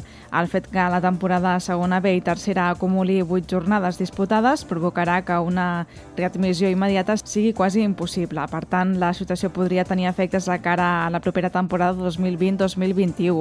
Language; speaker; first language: Catalan; native; Catalan